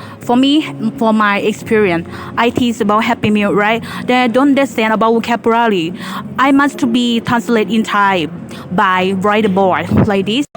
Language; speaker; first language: English; non-native, learner; Thai